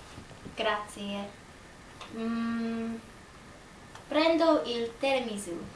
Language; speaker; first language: Italian; non-native, learner; English